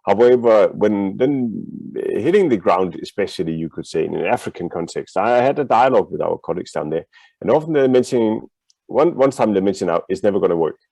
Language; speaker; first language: English; non-native, fluent; Danish